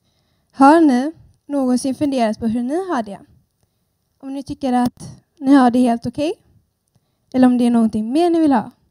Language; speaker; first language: Swedish; early bilingual, other home language; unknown